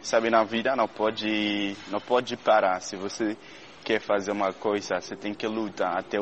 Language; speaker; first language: Portuguese; non-native, learner; Haitian Creole